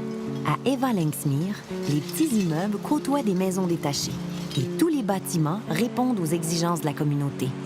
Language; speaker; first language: French; native; French